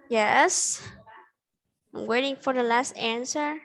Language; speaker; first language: English; non-native, fluent; Vietnamese